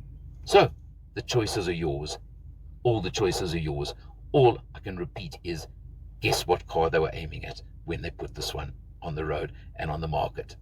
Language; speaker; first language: English; native; English